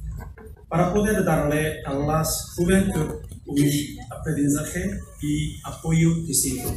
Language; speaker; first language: Spanish; non-native, fluent; Korean